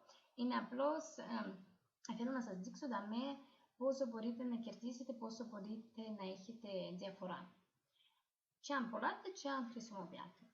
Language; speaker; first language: Greek; non-native, fluent; Ukrainian